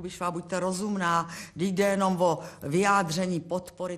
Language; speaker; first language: Czech; native; Czech